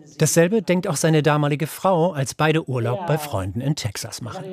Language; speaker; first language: German; native; German